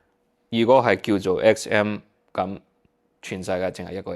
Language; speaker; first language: Cantonese; early bilingual, heritage; Cantonese